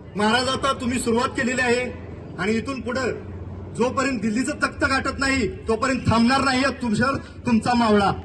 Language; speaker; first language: Marathi; native; Marathi